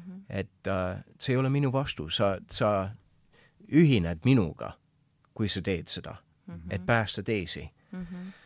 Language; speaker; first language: Estonian; non-native, fluent; English